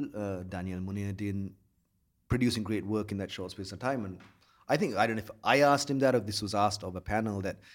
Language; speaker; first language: English; non-native, local second language; Sinhala